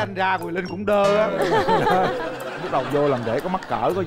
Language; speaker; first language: Vietnamese; native; Vietnamese